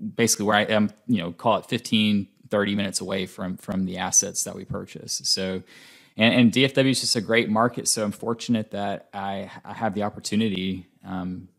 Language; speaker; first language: English; native; English